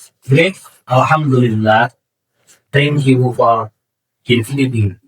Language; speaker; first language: English; non-native, learner; Indonesian